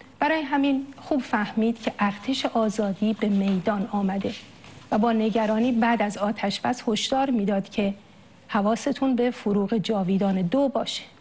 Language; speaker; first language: Persian; native; Persian